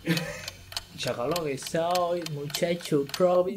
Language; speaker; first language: Spanish; native; Spanish